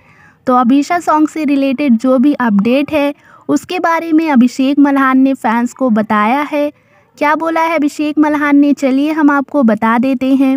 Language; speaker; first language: Hindi; native; Hindi